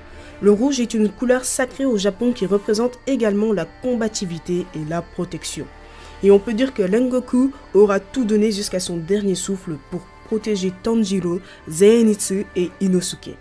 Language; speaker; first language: French; native; French